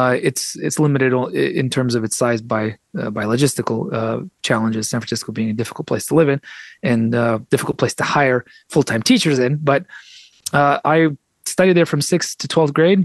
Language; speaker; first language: English; early bilingual, other home language; Russian